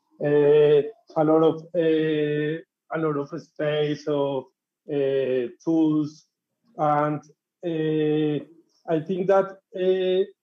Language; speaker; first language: English; non-native, learner; Spanish